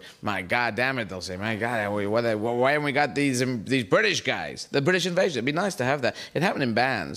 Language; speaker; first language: English; native; English